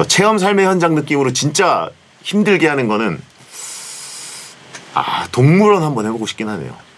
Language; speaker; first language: Korean; native; Korean